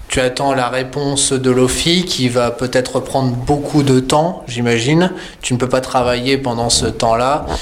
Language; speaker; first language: French; native; French